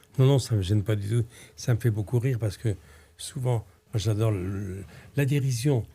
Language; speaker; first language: French; early bilingual, other home language; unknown